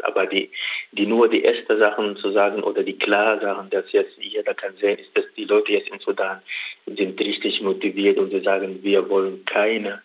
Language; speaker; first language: German; non-native, learner; Arabic